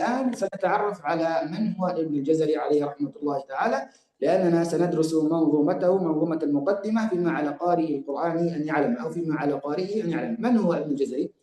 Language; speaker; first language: Arabic; native; Arabic